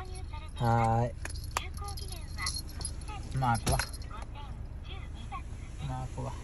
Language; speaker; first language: Japanese; native; Japanese